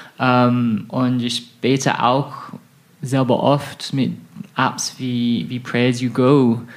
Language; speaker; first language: German; non-native, fluent; English